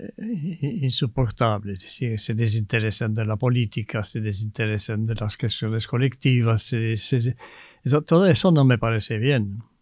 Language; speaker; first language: Spanish; non-native, fluent; French